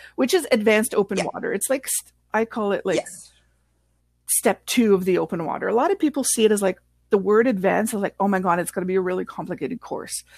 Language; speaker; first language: English; non-native, fluent; French